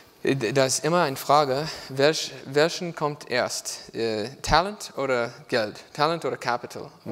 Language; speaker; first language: German; non-native, learner; English